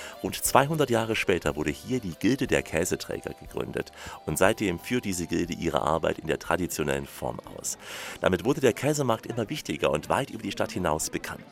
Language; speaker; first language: German; native; German